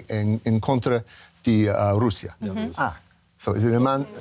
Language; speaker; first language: Spanish; non-native, learner; English